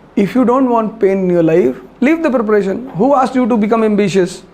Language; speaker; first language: English; non-native, local second language; Hindi